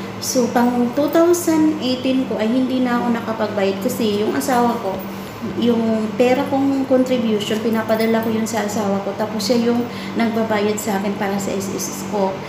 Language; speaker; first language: Filipino; non-native, local second language; Cebuano